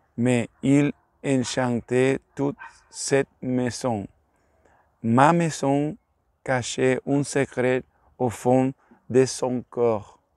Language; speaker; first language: French; non-native, learner; Spanish